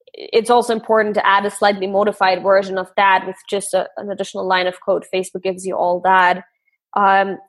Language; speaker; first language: English; non-native, fluent; German